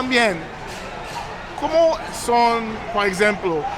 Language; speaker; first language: Spanish; non-native, learner; English